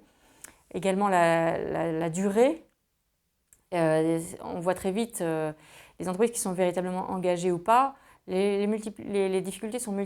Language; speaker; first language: French; native; French